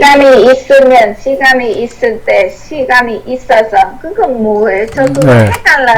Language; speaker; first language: Korean; non-native, learner; Vietnamese